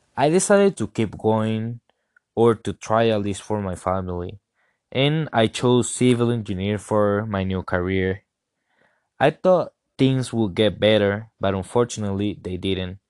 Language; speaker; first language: English; non-native, fluent; Spanish